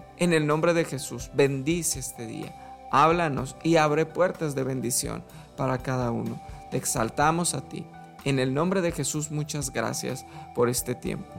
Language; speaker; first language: Spanish; native; Spanish